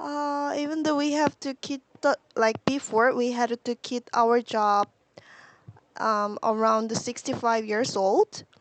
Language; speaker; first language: English; non-native, learner; Korean